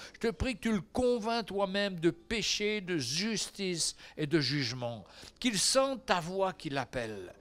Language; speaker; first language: French; native; French